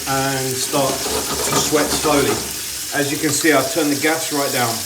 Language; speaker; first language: English; native; English